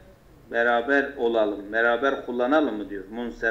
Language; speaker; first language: Turkish; non-native, local second language; Kurdish